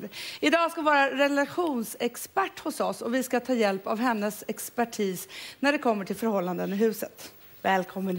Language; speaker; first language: Swedish; native; Swedish